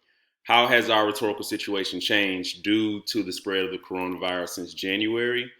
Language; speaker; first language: English; native; English